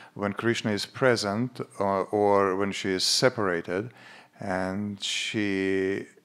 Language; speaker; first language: English; non-native, fluent; Latvian